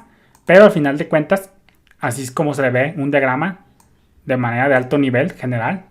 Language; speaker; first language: Spanish; native; Spanish